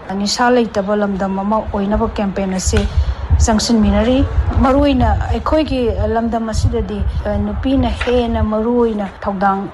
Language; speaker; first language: Manipuri; native; Manipuri